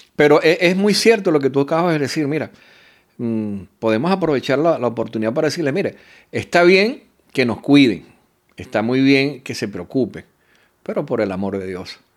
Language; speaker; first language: Spanish; native; Spanish